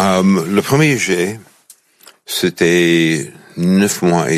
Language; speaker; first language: French; non-native, fluent; English